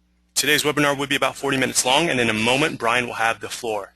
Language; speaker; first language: English; native; English